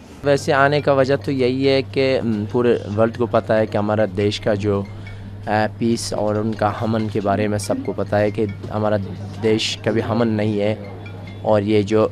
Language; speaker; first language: Hindi; non-native, fluent; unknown